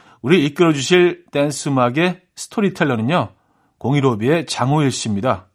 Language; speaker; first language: Korean; native; Korean